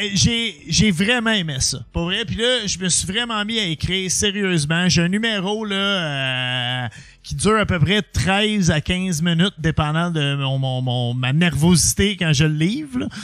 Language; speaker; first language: French; native; French